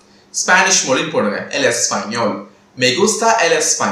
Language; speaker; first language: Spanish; non-native, fluent; Tamil